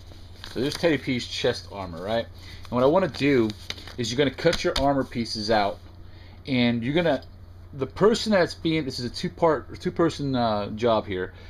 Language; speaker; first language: English; native; English